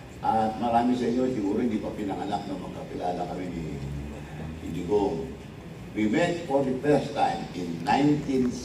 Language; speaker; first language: Filipino; non-native, local second language; Iloko